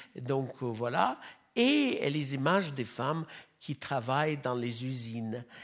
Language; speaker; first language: French; non-native, fluent; Russian